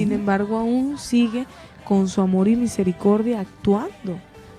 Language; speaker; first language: Spanish; native; Spanish